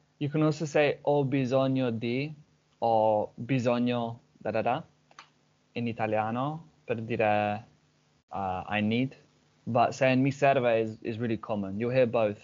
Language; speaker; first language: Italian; non-native, learner; English